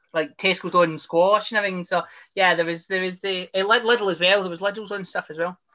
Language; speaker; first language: English; native; English